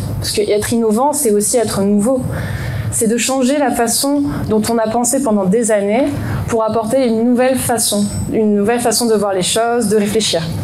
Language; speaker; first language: French; native; French